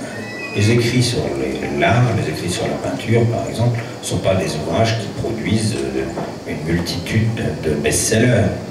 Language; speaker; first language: French; native; French